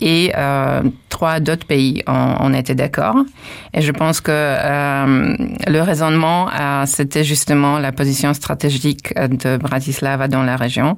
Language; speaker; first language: French; non-native, fluent; Polish